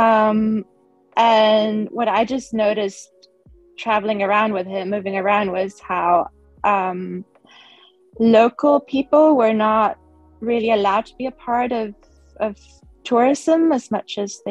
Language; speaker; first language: English; non-native, local second language; Swedish